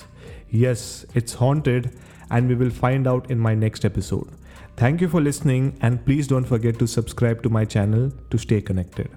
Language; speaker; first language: English; non-native, local second language; Konkani